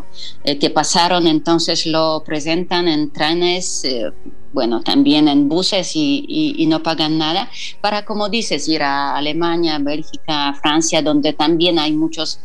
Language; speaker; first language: Spanish; non-native, fluent; Polish